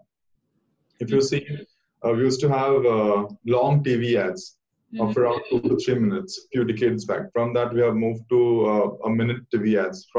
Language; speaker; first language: English; non-native, local second language; Bangla